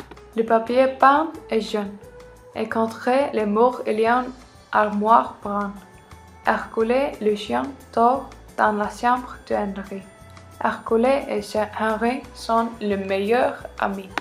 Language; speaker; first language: French; non-native, learner; Icelandic